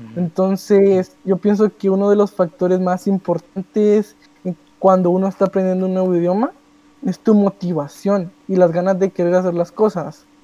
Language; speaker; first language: Spanish; native; Spanish